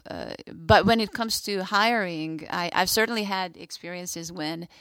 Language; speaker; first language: English; non-native, fluent; Hungarian